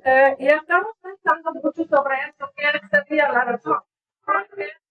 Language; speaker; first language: Spanish; non-native, learner; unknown